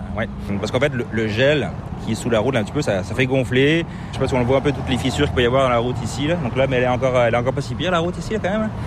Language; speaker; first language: French; native; French